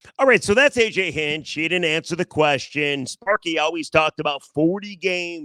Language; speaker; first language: English; native; English